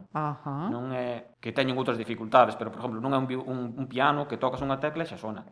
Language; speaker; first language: Galician; native; Galician